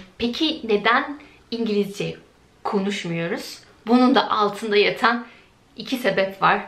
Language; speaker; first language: Turkish; native; Turkish